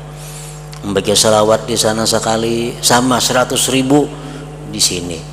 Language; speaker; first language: Indonesian; non-native, local second language; Banjar